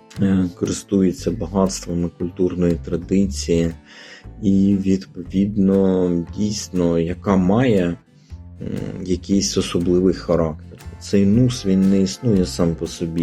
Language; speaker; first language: Ukrainian; native; Ukrainian